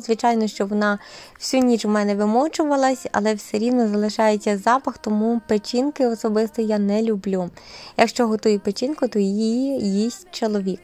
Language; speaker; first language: Ukrainian; native; Ukrainian